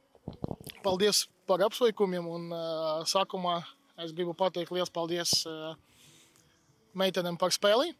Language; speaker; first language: Latvian; non-native, local second language; Russian